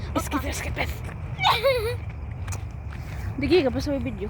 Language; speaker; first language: Arabic; non-native, learner; Filipino